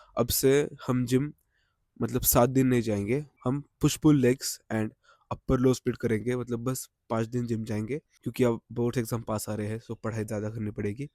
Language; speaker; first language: Hindi; non-native, local second language; Marathi